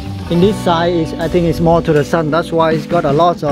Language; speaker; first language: English; non-native, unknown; Vietnamese